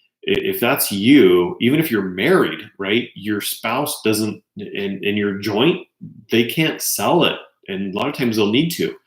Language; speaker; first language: English; native; English